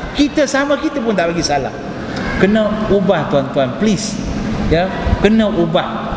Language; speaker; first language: Malay; non-native, local second language; Tamil